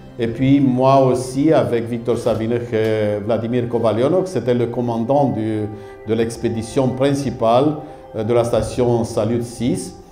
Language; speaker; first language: French; non-native, fluent; Romanian